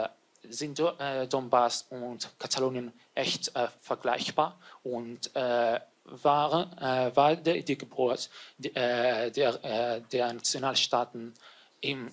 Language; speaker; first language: German; non-native, learner; Catalan